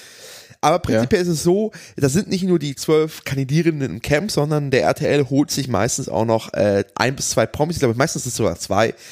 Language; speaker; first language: German; native; German